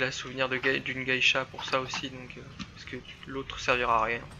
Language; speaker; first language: French; native; French